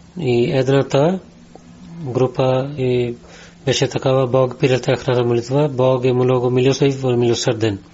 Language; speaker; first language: Bulgarian; non-native, learner; Urdu